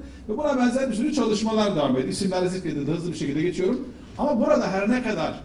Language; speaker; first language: Turkish; native; Turkish